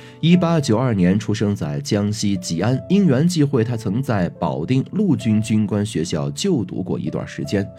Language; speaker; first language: Chinese; native; Chinese